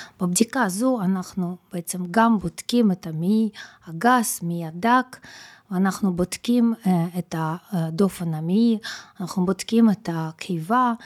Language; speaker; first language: Hebrew; non-native, fluent; Russian